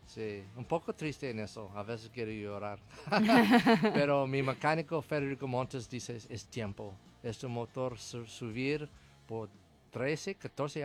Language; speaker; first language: Spanish; non-native, learner; English